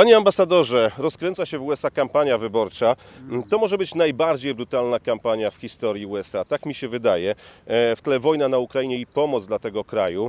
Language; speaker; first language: Polish; native; Polish